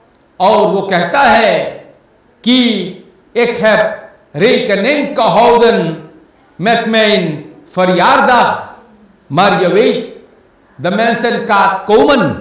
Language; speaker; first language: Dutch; non-native, local second language; Caribbean Hindustani